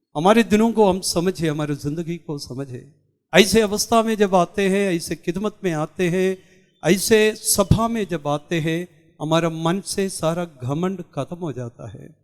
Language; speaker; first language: Hindi; non-native, local second language; Malayalam